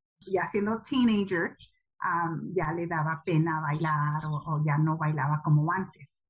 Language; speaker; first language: Spanish; early bilingual, heritage; Spanish